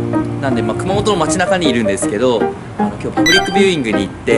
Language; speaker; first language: Japanese; native; Japanese